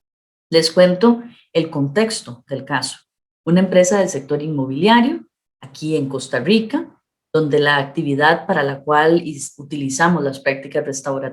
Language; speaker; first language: Spanish; native; Spanish